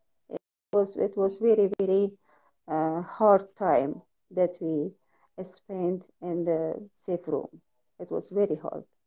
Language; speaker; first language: English; non-native, learner; Persian